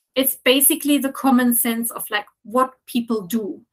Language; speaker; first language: English; non-native, fluent; German